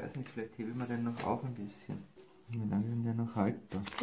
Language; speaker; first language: German; native; German